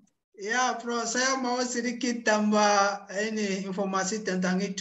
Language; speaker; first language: Indonesian; non-native, learner; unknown